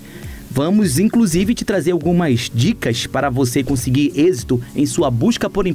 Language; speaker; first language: Portuguese; native; Portuguese